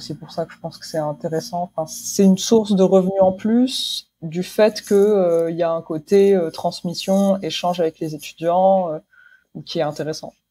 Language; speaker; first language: French; non-native, local second language; Arabic